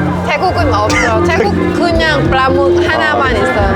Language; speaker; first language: Korean; non-native, learner; Thai